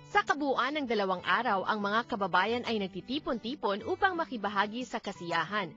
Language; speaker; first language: Filipino; native; Filipino